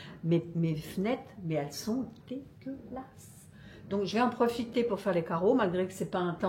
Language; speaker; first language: French; native; French